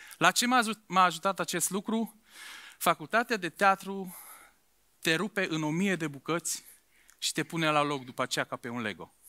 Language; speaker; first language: Romanian; non-native, local second language; Hungarian